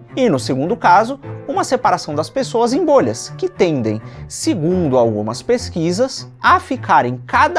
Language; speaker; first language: Portuguese; native; Portuguese